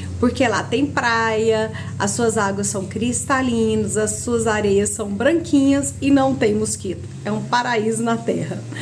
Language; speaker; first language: Portuguese; native; Portuguese